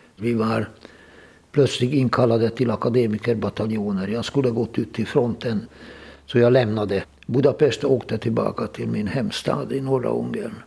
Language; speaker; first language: Swedish; non-native, fluent; Hungarian